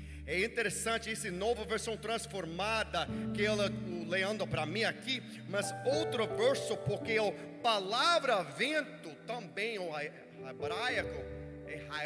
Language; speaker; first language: Portuguese; non-native, learner; English